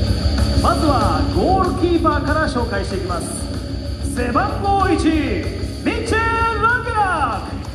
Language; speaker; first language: Japanese; native; Japanese